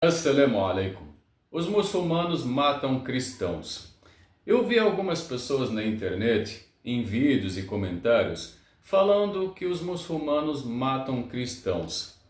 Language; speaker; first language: Portuguese; non-native, learner; Arabic